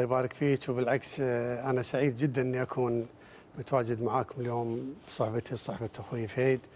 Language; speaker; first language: Arabic; native; Arabic